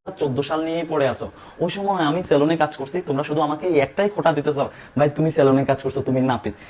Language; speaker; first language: Bangla; native; Bangla